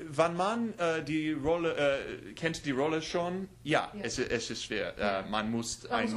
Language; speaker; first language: German; non-native, learner; English